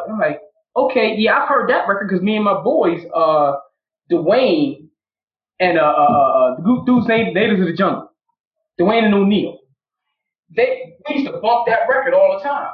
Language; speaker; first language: English; native; English